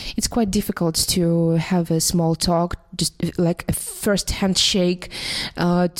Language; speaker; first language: English; non-native, fluent; Russian